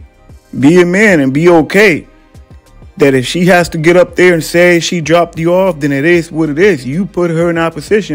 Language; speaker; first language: English; native; English